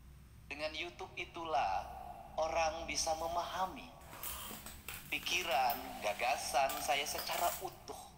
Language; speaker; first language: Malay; non-native, local second language; Sundanese